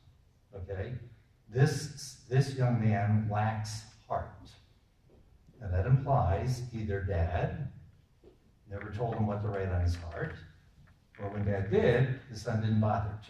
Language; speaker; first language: English; native; English